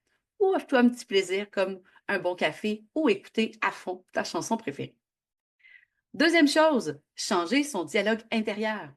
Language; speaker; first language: French; native; French